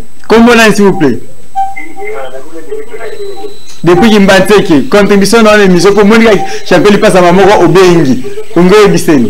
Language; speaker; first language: French; non-native, local second language; Lingala